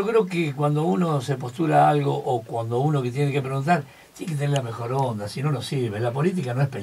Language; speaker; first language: Spanish; native; Spanish